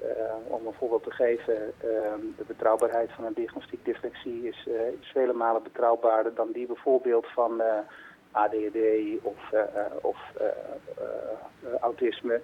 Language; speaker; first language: Dutch; native; Dutch